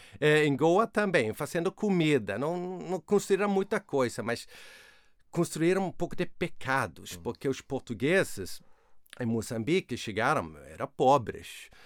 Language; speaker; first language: Portuguese; non-native, fluent; Swedish